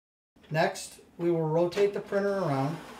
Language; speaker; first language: English; native; English